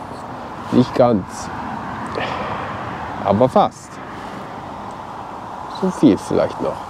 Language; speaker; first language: German; native; German